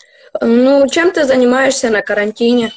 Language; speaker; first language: Russian; non-native, local second language; Ukrainian